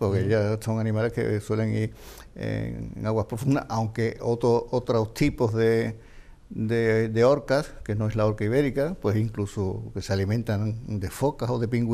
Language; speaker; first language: Spanish; native; Spanish